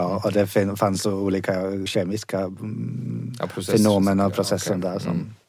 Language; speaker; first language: Swedish; non-native, fluent; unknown